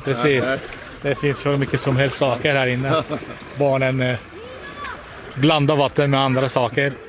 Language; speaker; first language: Swedish; non-native, learner; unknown